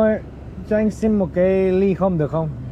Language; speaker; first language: Vietnamese; non-native, fluent; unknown